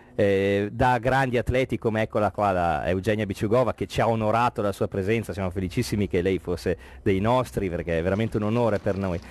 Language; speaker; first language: Italian; native; Italian